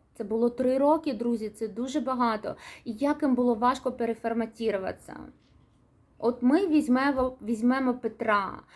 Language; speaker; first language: Ukrainian; non-native, local second language; Russian